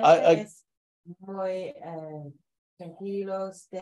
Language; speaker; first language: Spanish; non-native, learner; English